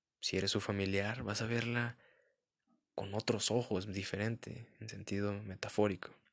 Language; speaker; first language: Spanish; early bilingual, heritage; Spanish